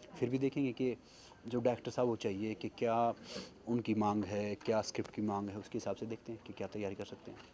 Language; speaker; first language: Hindi; native; Hindi